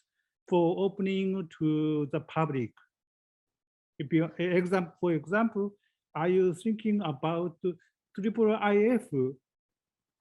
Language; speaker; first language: English; non-native, learner; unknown